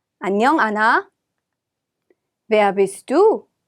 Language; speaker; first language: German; non-native, fluent; Korean